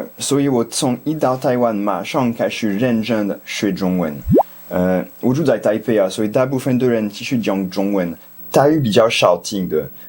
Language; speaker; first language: Chinese; non-native, fluent; French